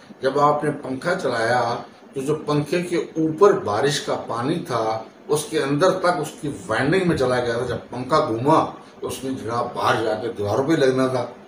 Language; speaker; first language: Urdu; non-native, local second language; Punjabi